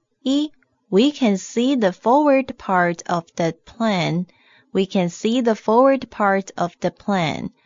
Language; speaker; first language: English; non-native, fluent; Chinese